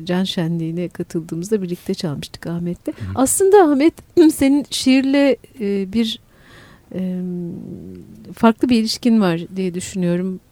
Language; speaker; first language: Turkish; native; Turkish